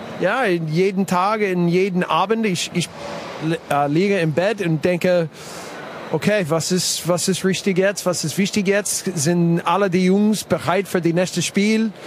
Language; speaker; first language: German; non-native, fluent; English